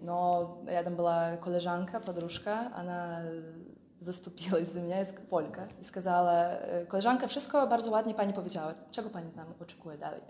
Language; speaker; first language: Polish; non-native, learner; Russian